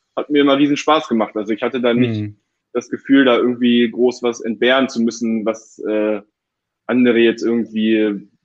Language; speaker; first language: German; native; German